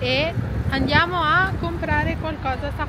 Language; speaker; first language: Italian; early bilingual, other home language; Filipino